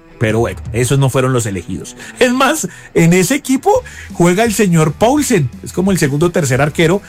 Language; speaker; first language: Spanish; native; Spanish